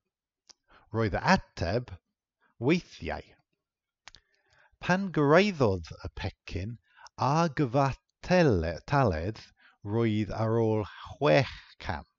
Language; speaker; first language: Welsh; non-native, fluent; English